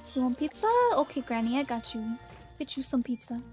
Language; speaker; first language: English; native; English